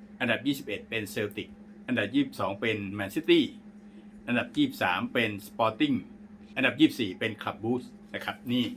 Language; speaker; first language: Thai; native; Thai